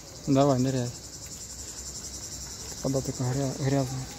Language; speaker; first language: Russian; native; Russian